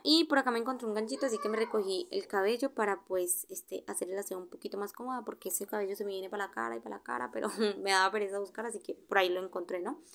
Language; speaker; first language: Spanish; native; Spanish